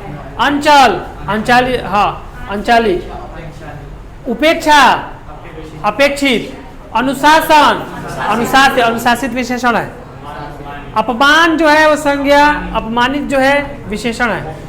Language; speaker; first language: Hindi; non-native, local second language; Bhojpuri